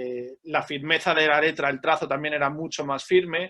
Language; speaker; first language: Spanish; native; Spanish